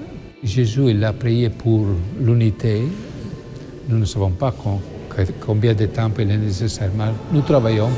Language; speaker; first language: French; non-native, learner; Italian